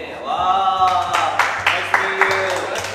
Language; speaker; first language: English; non-native, learner; Korean